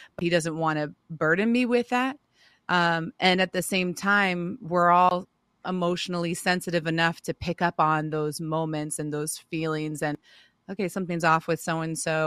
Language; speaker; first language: English; native; English